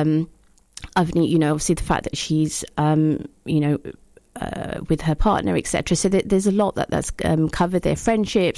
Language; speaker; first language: English; native; English